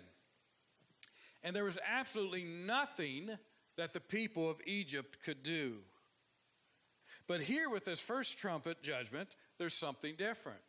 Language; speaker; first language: English; native; English